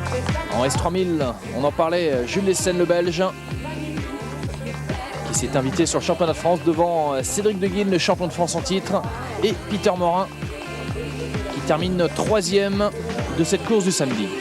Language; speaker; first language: French; native; French